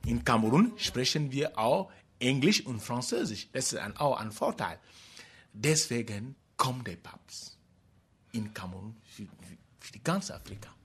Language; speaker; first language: German; non-native, fluent; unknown